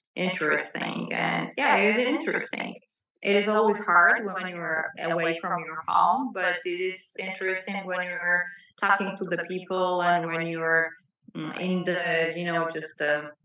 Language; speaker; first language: English; non-native, fluent; Georgian